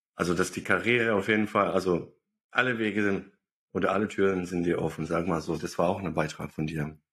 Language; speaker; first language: German; non-native, fluent; Bosnian